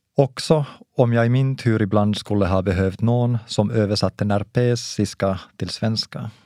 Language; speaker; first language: Swedish; non-native, local second language; Finnish